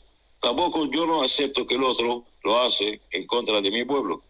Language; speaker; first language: Spanish; non-native, fluent; Arabic